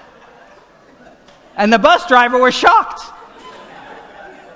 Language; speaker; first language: English; non-native, fluent; Portuguese